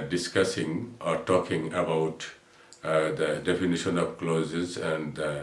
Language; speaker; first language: English; non-native, local second language; Bangla